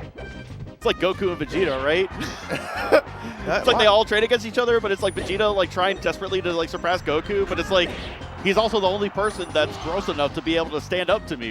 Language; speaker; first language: English; native; English